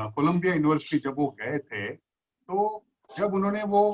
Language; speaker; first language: Hindi; non-native, local second language; Marathi